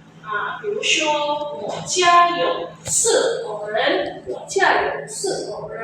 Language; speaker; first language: Chinese; non-native, fluent; Indonesian